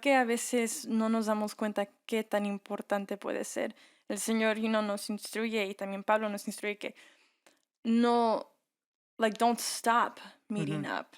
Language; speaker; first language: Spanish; early bilingual, heritage; Spanish